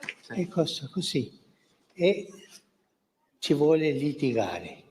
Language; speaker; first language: Italian; non-native, fluent; Spanish